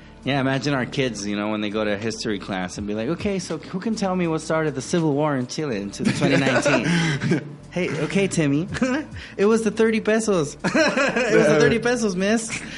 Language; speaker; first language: English; non-native, fluent; Spanish